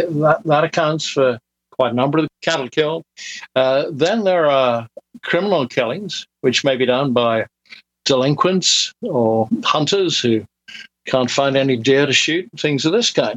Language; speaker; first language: English; native; English